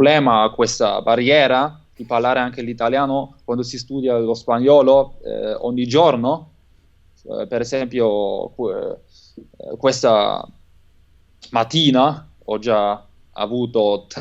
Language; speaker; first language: Italian; non-native, fluent; German